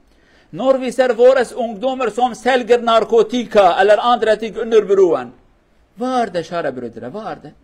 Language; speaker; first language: Norwegian; non-native, learner; Kurdish